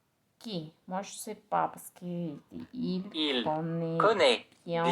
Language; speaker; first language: French; non-native, learner; Spanish